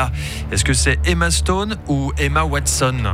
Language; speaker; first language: French; native; French